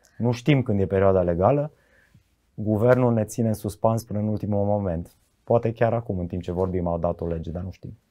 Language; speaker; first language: Romanian; native; Romanian